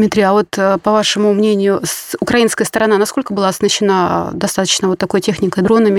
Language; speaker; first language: Russian; native; Russian